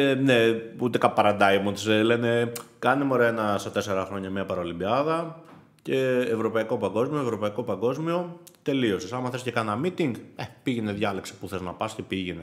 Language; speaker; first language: Greek; native; Greek